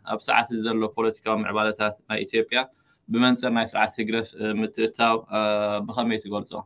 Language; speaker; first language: Tigrinya; native; Tigrinya